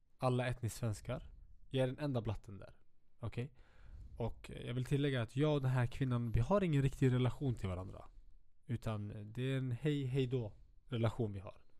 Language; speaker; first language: Swedish; early bilingual, other home language; Kurdish